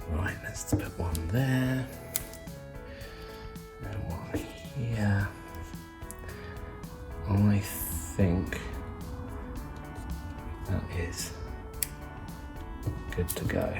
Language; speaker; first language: English; native; English